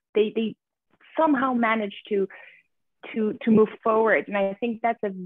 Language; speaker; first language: English; early bilingual, other home language; Persian